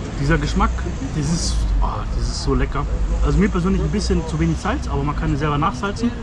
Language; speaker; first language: German; early bilingual, other home language; Turkish